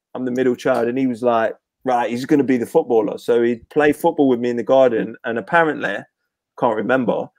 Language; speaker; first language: English; native; English